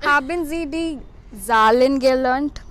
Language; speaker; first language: German; non-native, learner; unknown